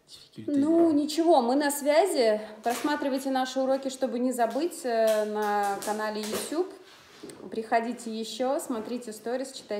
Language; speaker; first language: Russian; native; Russian